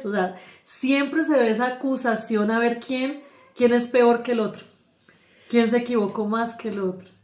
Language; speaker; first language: Spanish; native; Spanish